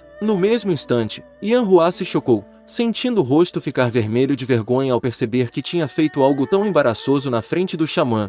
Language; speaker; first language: Portuguese; native; Portuguese